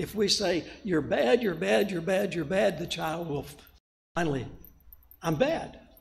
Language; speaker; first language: English; native; English